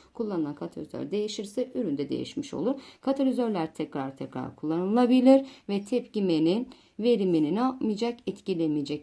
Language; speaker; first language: Turkish; native; Turkish